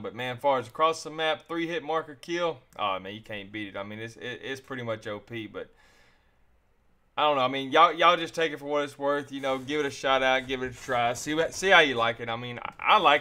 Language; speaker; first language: English; native; English